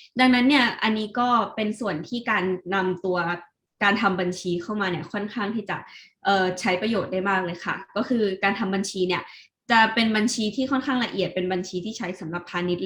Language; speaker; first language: Thai; native; Thai